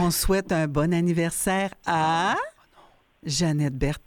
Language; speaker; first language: French; native; French